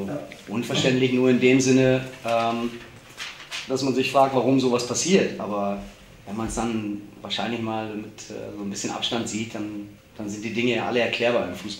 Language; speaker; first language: German; native; German